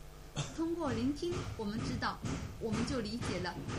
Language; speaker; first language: Chinese; native; Chinese